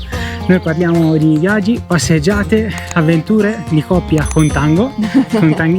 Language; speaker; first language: Italian; native; Italian